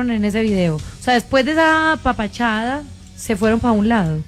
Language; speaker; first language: Spanish; native; Spanish